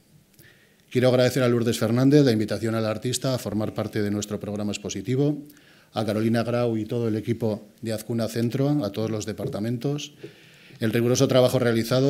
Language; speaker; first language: Spanish; native; Spanish